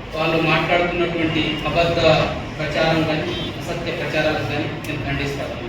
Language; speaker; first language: Telugu; non-native, local second language; Lambadi